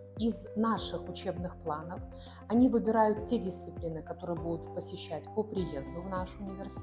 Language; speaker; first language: Russian; native; Russian